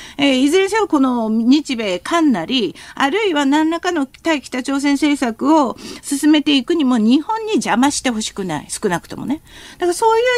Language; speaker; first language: Japanese; non-native, fluent; Korean